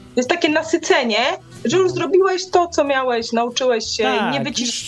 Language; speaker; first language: Polish; native; Polish